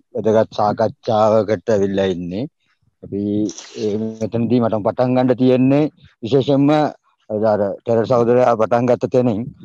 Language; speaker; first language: Sinhala; non-native, local second language; Tamil